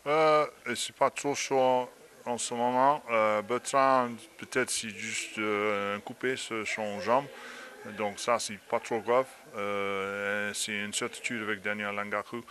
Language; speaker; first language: French; non-native, learner; English